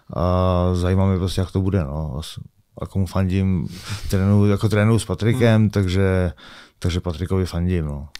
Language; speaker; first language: Czech; native; Czech